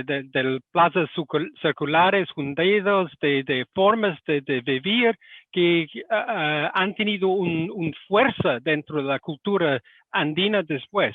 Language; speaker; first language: Spanish; non-native, fluent; English